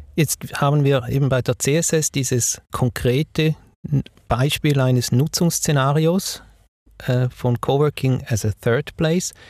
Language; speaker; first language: German; native; German